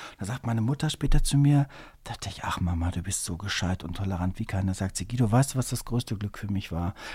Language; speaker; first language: German; native; German